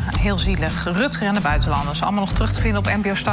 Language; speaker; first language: Dutch; native; Dutch